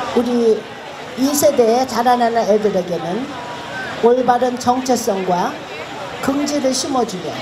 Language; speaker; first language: Korean; native; Korean